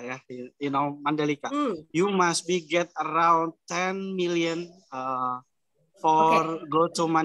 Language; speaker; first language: English; non-native, learner; Indonesian